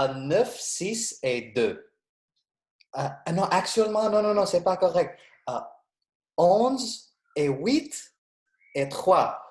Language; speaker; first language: French; non-native, learner; Arabic